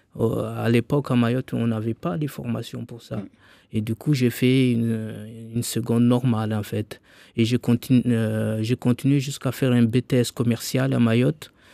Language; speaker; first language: French; non-native, local second language; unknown